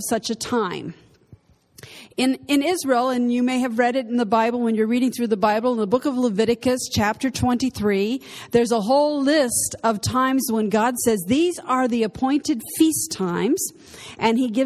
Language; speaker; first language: English; native; English